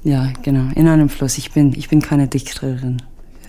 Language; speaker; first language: German; non-native, learner; English